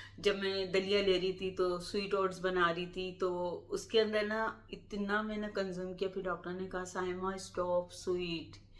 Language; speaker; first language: Urdu; native; Urdu